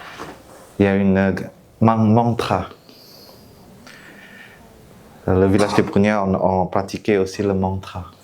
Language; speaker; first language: French; non-native, fluent; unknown